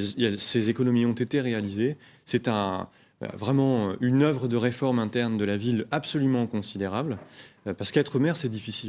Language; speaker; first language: French; native; French